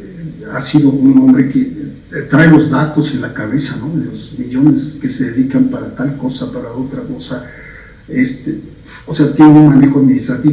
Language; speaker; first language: Spanish; native; Spanish